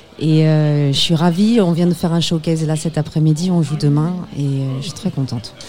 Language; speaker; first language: French; early bilingual, other home language; Spanish